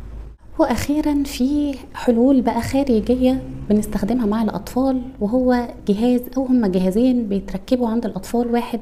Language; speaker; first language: Arabic; native; Arabic